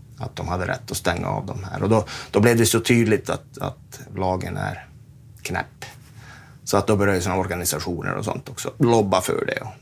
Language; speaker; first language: Swedish; native; Swedish